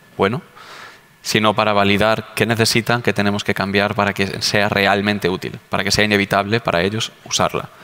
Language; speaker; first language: Spanish; native; Spanish